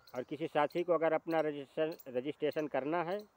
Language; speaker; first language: Hindi; native; Hindi